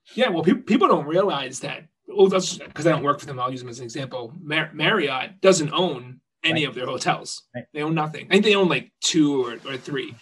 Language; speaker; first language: English; native; English